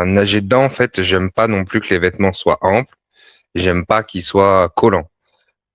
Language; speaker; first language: French; native; French